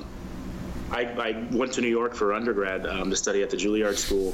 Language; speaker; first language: English; native; English